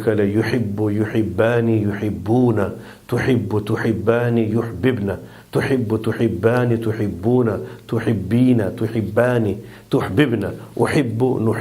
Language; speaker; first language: Arabic; non-native, fluent; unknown